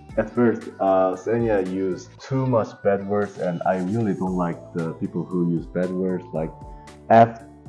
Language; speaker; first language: English; non-native, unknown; Korean